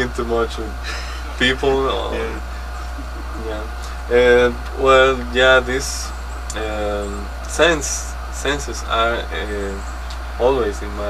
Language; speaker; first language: English; non-native, learner; Spanish